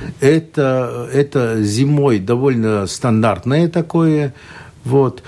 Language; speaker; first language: Russian; non-native, local second language; Latvian